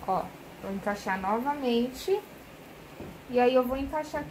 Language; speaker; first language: Portuguese; native; Portuguese